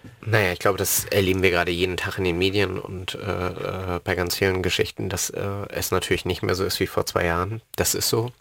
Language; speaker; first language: German; native; German